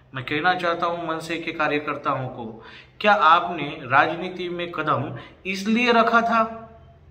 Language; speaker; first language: Hindi; non-native, local second language; Marathi